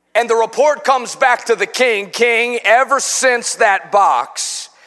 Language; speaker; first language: English; native; English